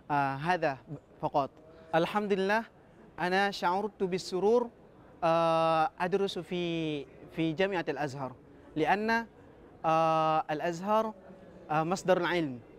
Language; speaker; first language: Arabic; non-native, fluent; Indonesian